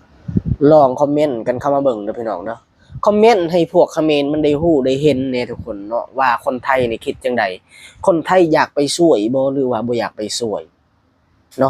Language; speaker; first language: Thai; non-native, local second language; Lao